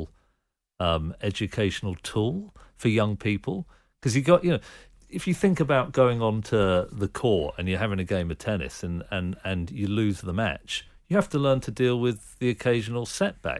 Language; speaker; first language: English; native; English